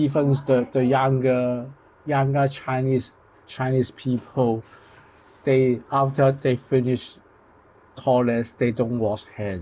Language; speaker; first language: English; non-native, local second language; Cantonese